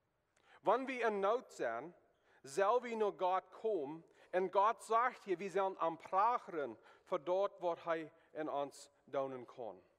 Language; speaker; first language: German; non-native, learner; Plautdietsch